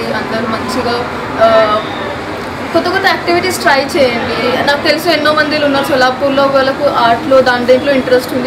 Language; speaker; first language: Telugu; early bilingual, heritage; Telugu